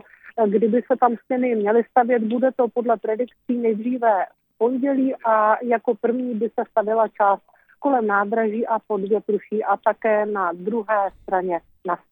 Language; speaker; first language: Czech; native; Czech